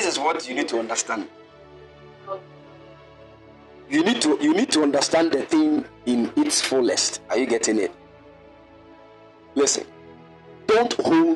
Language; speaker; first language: English; non-native, local second language; Akan